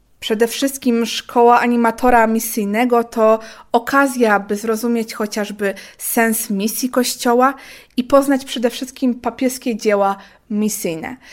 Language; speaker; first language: Polish; native; Polish